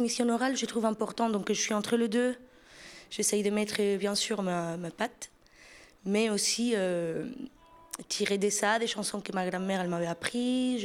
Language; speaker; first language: French; non-native, fluent; Spanish